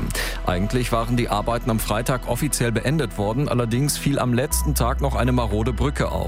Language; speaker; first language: German; native; German